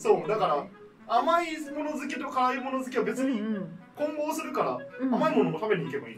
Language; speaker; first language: Japanese; native; Japanese